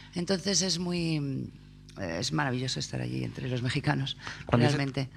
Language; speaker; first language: Spanish; native; Spanish